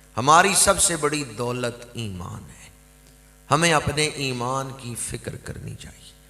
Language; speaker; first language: Urdu; non-native, local second language; Punjabi